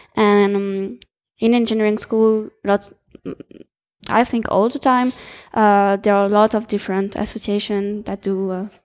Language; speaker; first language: English; non-native, fluent; French